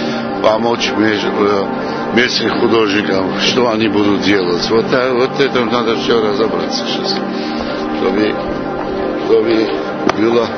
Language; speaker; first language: Russian; non-native, fluent; Georgian